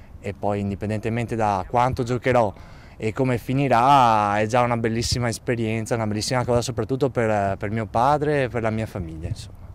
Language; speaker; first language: Italian; native; Italian